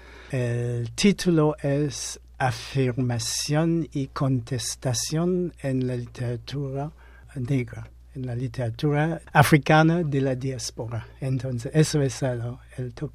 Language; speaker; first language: Spanish; non-native, fluent; English